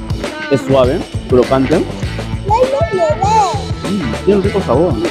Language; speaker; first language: Spanish; native; Spanish